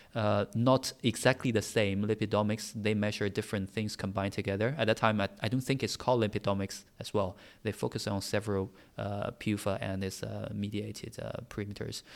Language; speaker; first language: English; non-native, fluent; Chinese